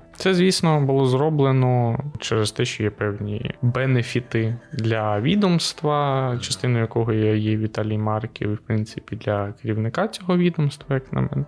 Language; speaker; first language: Ukrainian; native; Ukrainian